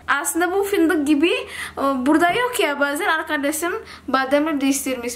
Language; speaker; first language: Turkish; non-native, learner; Indonesian